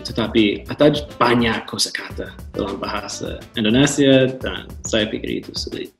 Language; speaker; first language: Indonesian; non-native, learner; English